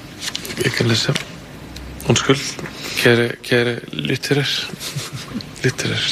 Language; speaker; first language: Danish; non-native, fluent; Icelandic